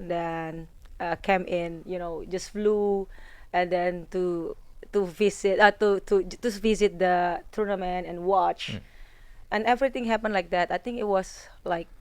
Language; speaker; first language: English; non-native, fluent; Indonesian